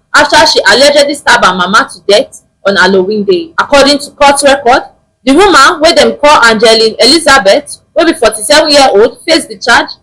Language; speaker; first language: Nigerian Pidgin; native; Nigerian Pidgin